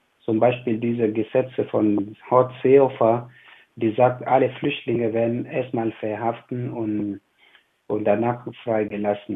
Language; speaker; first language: German; non-native, fluent; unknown